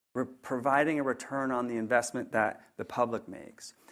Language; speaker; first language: English; native; English